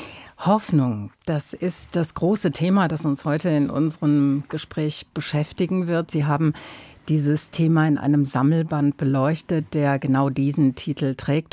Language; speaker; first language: German; native; German